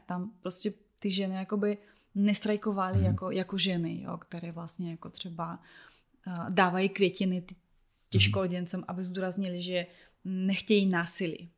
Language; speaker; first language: Czech; non-native, fluent; Russian